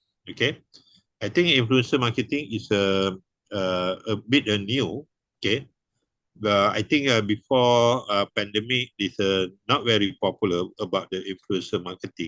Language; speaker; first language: English; non-native, local second language; Malay